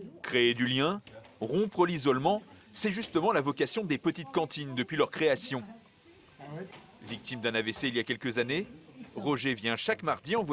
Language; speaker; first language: French; native; French